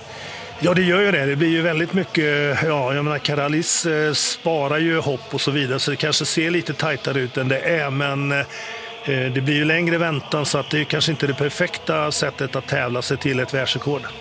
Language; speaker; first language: Swedish; native; Swedish